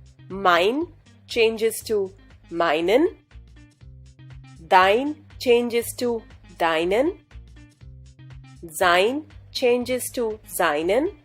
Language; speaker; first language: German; non-native, fluent; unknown